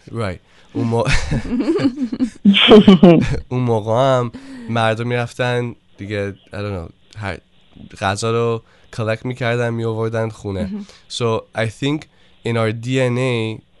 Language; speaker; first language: Persian; early bilingual, heritage; Persian